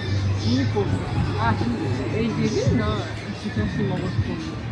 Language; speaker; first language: Russian; non-native, local second language; Yakut